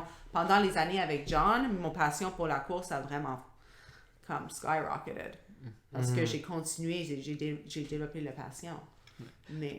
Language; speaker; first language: French; non-native, local second language; English